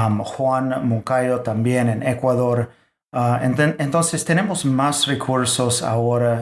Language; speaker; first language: Spanish; non-native, fluent; English